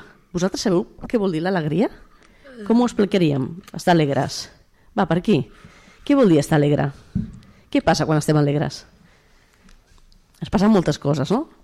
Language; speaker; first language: Catalan; native; Catalan